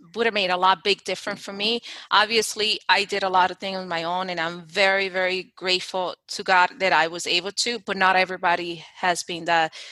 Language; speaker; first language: English; non-native, fluent; Spanish